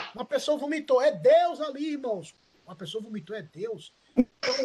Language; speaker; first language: Portuguese; native; Portuguese